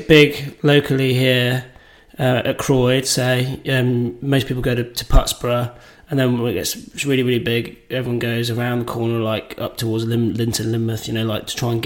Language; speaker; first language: English; native; English